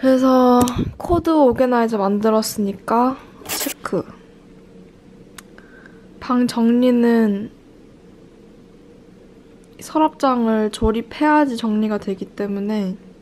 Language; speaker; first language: Korean; early bilingual, heritage; Korean